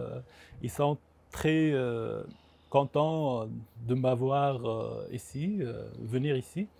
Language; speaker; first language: French; non-native, local second language; Arabic